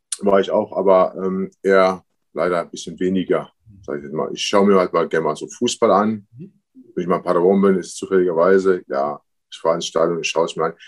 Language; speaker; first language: German; early bilingual, other home language; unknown